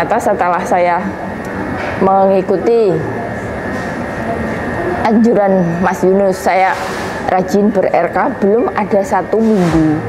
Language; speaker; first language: Indonesian; native; Indonesian